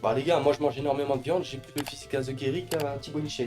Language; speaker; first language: French; native; French